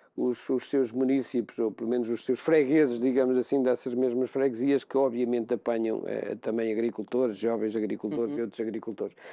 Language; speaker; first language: Portuguese; native; Portuguese